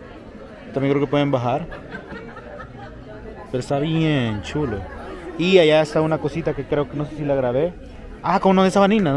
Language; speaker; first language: Spanish; native; Spanish